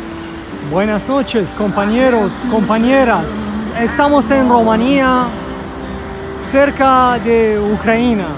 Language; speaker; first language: Spanish; non-native, learner; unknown